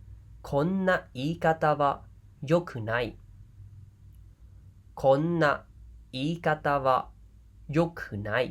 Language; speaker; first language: Japanese; non-native, fluent; Khmer